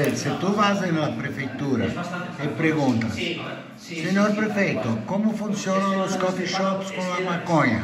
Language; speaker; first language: Spanish; non-native, learner; Portuguese